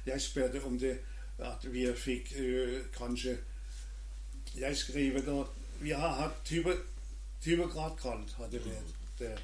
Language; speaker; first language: Norwegian; non-native, learner; German